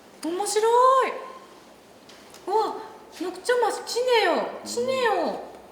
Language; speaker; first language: Korean; non-native, learner; Japanese